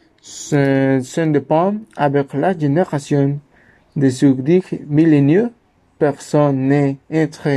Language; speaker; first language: French; non-native, learner; Spanish